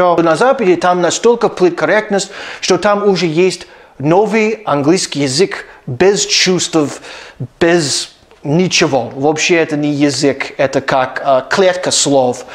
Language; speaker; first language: Russian; non-native, fluent; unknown